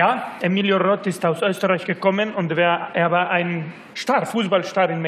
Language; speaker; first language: German; non-native, learner; Spanish